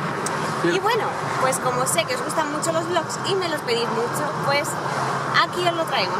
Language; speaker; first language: Spanish; native; Spanish